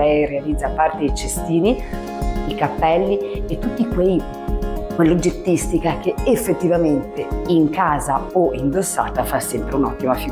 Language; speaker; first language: Italian; native; Italian